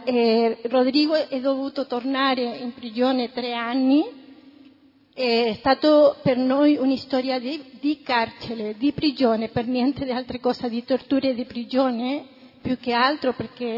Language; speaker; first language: Italian; non-native, fluent; Spanish